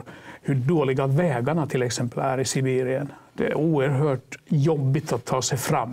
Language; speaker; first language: Swedish; non-native, fluent; Finnish